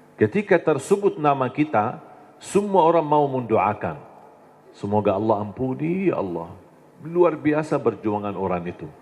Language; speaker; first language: Indonesian; non-native, fluent; Arabic